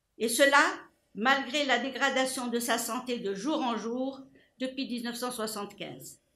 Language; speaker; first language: French; non-native, local second language; Arabic